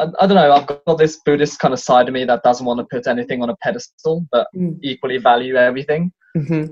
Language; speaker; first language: English; native; English